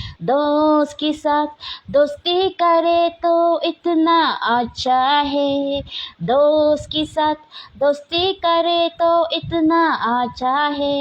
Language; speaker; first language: Hindi; non-native, local second language; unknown